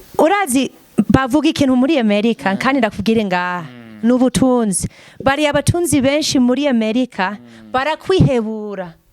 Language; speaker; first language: Rundi; non-native, fluent; English